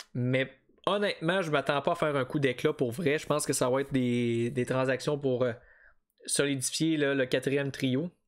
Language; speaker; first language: French; native; French